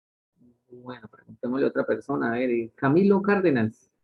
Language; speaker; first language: Spanish; native; Spanish